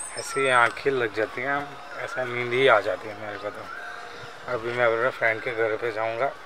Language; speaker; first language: Hindi; non-native, local second language; Gujarati